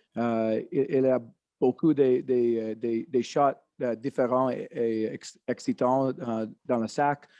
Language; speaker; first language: French; non-native, learner; English